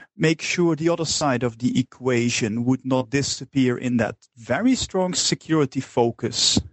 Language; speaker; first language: English; non-native, fluent; Dutch